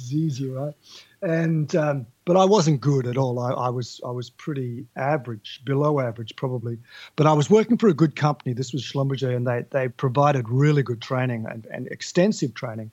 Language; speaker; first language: English; native; English